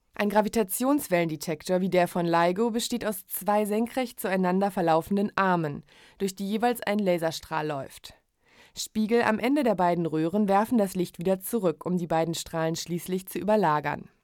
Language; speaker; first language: German; native; German